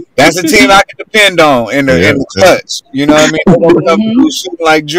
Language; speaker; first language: English; native; English